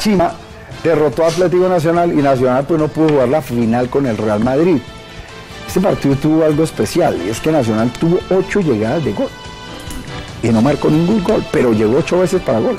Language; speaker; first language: Spanish; native; Spanish